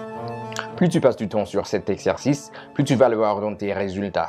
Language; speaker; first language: French; non-native, fluent; English